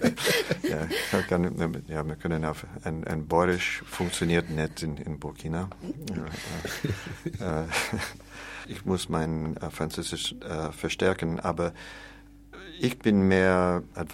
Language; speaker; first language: German; non-native, learner; English